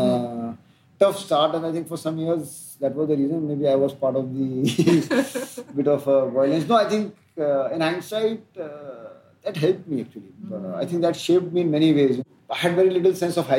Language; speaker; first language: English; non-native, local second language; Hindi